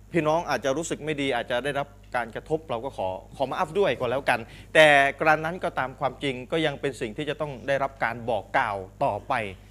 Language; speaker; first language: Thai; native; Thai